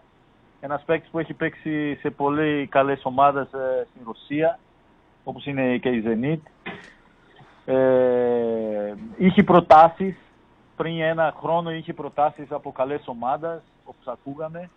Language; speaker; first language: Greek; non-native, fluent; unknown